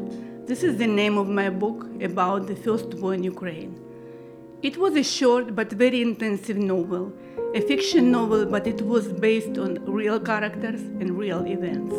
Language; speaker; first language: English; non-native, learner; Russian